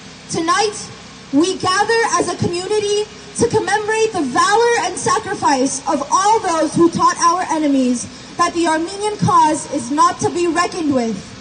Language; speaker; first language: English; early bilingual, other home language; Armenian